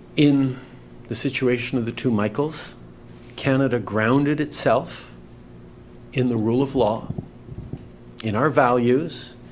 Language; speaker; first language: English; native; English